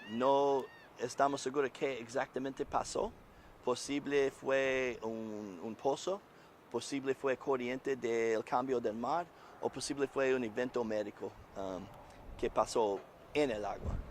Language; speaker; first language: Spanish; non-native, learner; English